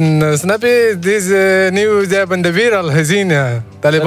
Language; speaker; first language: Dutch; non-native, learner; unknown